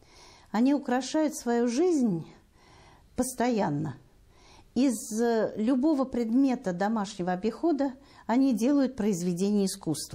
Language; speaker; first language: Russian; native; Russian